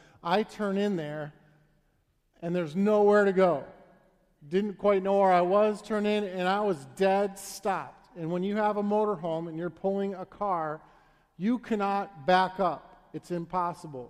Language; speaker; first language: English; native; English